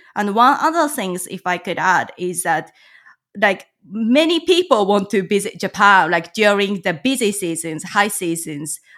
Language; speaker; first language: English; non-native, fluent; Japanese